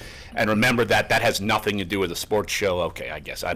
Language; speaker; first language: English; native; English